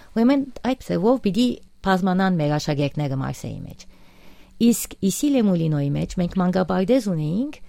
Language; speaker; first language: Armenian; early bilingual, heritage; Armenian